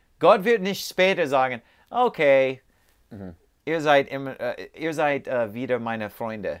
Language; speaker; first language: German; non-native, fluent; English